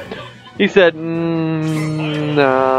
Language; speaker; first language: English; native; English